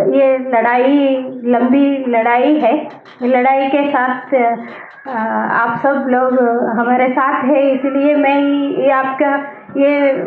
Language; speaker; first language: Hindi; non-native, local second language; Telugu